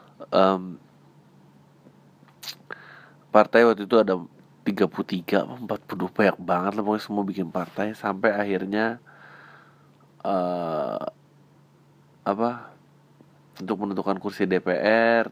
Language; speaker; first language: Indonesian; native; Indonesian